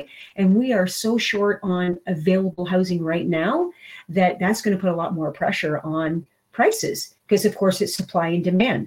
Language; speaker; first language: English; native; English